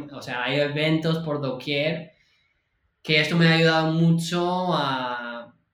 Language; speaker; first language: Spanish; non-native, fluent; English